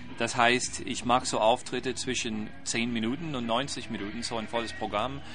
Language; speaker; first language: German; non-native, fluent; English